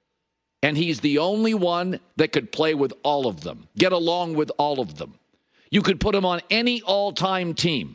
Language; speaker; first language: English; native; English